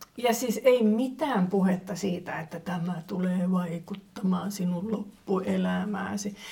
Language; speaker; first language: Finnish; non-native, local second language; Swedish